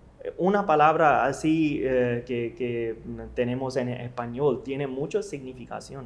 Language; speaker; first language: Spanish; non-native, learner; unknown